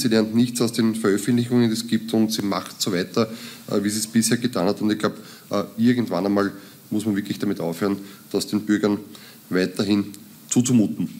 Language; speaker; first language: German; native; German